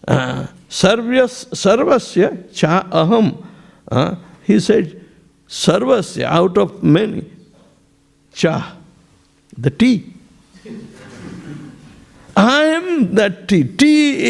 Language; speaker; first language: English; non-native, local second language; Gujarati